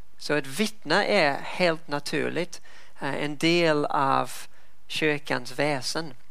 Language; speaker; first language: Swedish; non-native, fluent; English